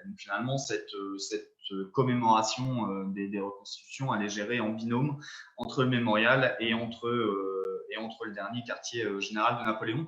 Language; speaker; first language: French; native; French